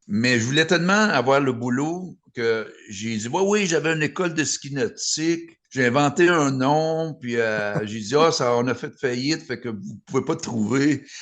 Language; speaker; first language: French; native; French